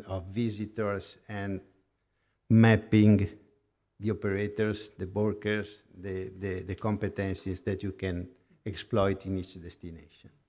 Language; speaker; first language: English; non-native, fluent; Italian